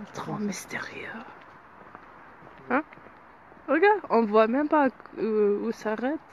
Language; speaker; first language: French; non-native, learner; English